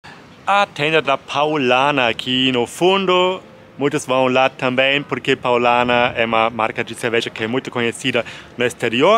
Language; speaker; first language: Portuguese; non-native, fluent; German